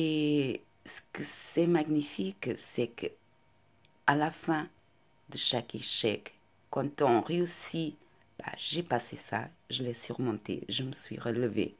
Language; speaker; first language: French; non-native, fluent; Portuguese